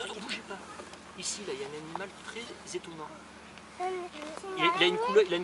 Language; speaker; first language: French; native; French